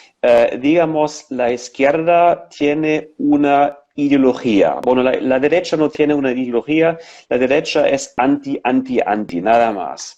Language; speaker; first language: Spanish; non-native, fluent; German